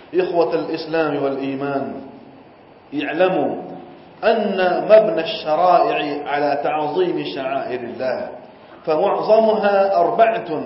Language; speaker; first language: Arabic; non-native, fluent; Gujarati